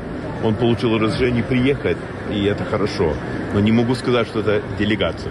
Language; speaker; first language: Russian; non-native, learner; English